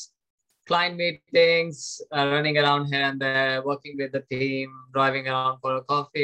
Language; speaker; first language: English; non-native, local second language; Hindi